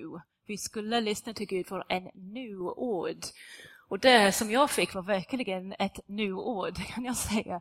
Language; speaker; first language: Swedish; non-native, fluent; English